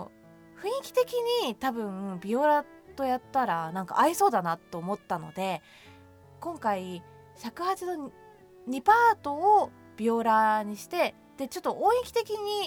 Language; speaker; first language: Japanese; native; Japanese